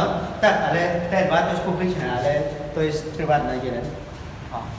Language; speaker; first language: Polish; non-native, learner; Khmer